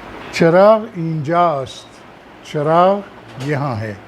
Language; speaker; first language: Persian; non-native, fluent; Urdu